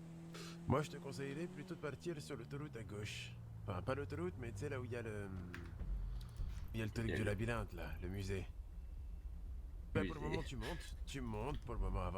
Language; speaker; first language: French; native; French